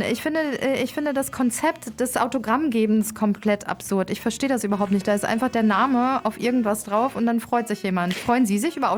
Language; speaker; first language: German; native; German